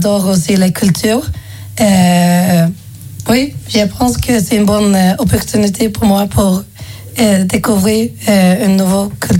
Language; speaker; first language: French; non-native, learner; Swedish